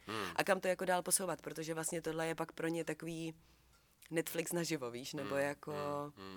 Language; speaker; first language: Czech; native; Czech